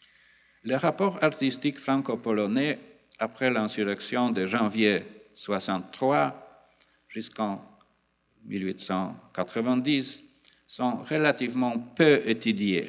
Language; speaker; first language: French; non-native, fluent; Polish